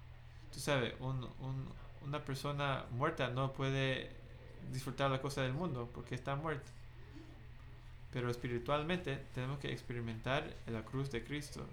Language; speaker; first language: Spanish; non-native, fluent; English